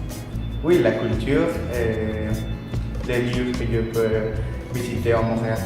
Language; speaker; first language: French; non-native, learner; Spanish